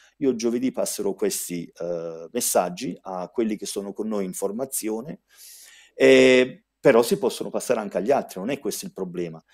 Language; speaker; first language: Italian; early bilingual, heritage; Italian